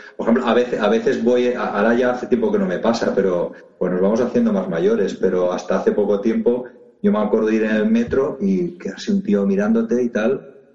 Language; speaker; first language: Spanish; native; Spanish